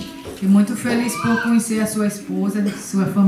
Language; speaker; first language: Spanish; non-native, learner; Portuguese